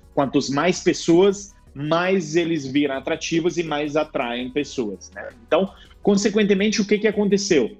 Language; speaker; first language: Portuguese; non-native, fluent; Italian